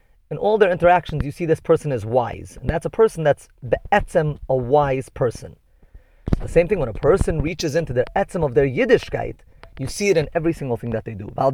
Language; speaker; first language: English; native; English